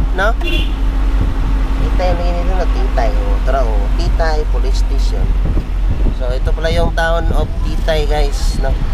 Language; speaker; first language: Filipino; non-native, local second language; Cebuano